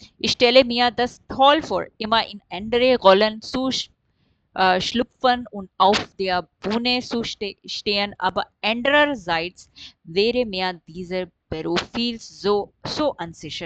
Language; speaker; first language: German; non-native, fluent; Urdu